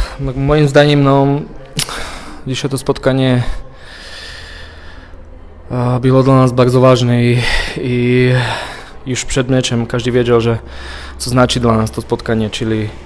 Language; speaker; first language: Polish; non-native, learner; Slovak